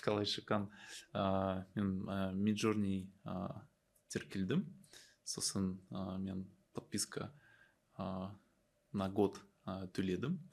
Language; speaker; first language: Kazakh; non-native, learner; Russian